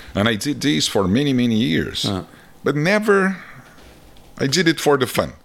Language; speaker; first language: English; non-native, fluent; Portuguese